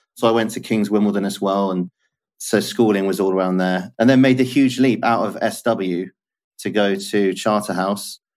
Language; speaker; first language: English; native; English